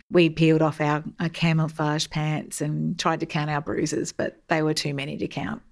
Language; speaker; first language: English; native; English